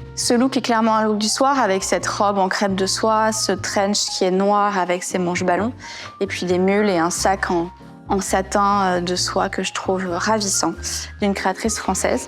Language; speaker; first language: French; native; French